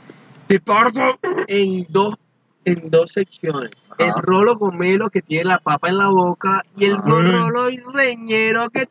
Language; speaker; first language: Spanish; native; Spanish